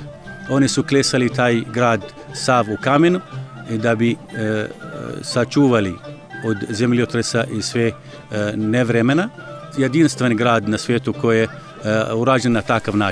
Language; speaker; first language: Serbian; non-native, learner; Arabic